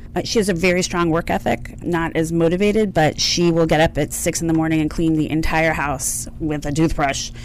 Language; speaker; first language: English; native; English